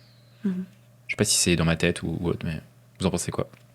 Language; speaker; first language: French; native; French